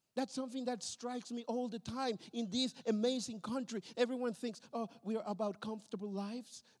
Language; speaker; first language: English; non-native, fluent; Spanish